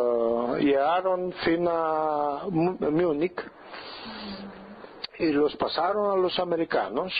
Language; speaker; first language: Spanish; non-native, fluent; Greek